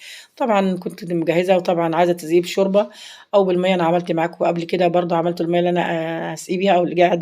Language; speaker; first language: Arabic; native; Arabic